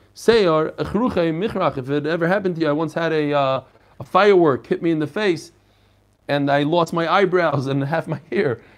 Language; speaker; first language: English; non-native, fluent; Hebrew